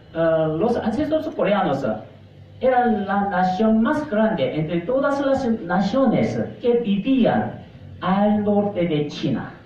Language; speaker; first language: Spanish; non-native, fluent; Korean